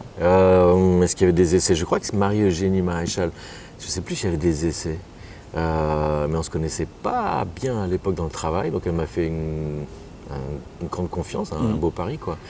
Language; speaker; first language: French; native; French